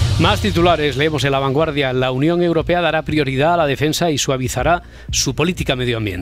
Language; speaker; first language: Spanish; native; Spanish